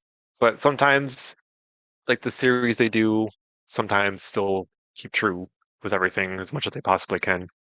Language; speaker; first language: English; native; English